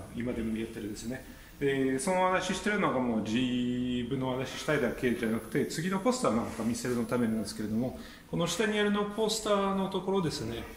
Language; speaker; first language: Japanese; non-native, fluent; French